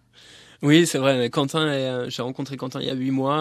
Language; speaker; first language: French; native; French